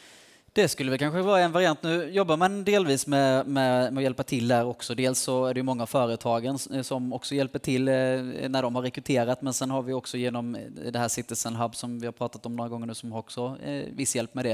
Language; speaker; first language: Swedish; native; Swedish